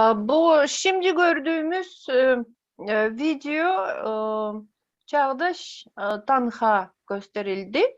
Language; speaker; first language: Turkish; non-native, fluent; Yakut